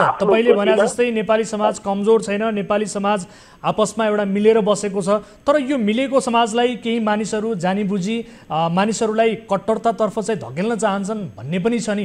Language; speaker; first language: Nepali; native; Nepali